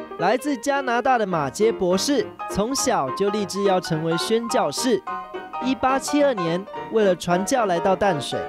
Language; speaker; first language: Chinese; native; Chinese